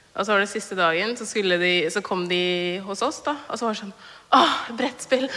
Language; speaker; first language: Norwegian; early bilingual, other home language; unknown